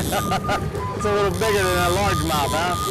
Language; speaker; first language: English; native; English